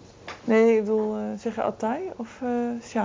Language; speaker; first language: Dutch; native; Dutch